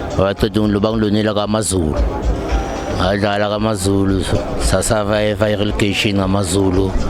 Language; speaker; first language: Zulu; native; Zulu